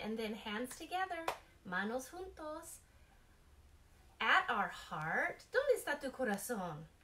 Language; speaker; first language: Spanish; non-native, learner; English